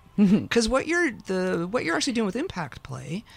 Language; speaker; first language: English; native; English